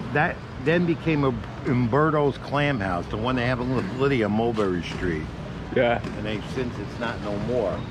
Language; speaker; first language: English; native; English